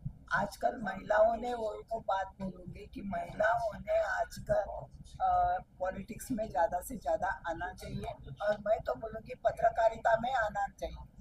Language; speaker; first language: Hindi; non-native, local second language; Marathi